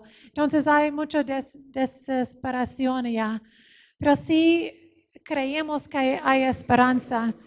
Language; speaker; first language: Spanish; non-native, fluent; English